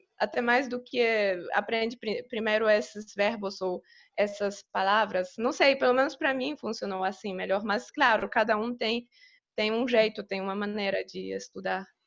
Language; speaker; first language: Portuguese; non-native, fluent; Polish